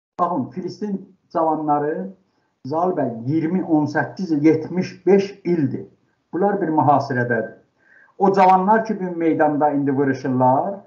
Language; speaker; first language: Azerbaijani; non-native, local second language; Talysh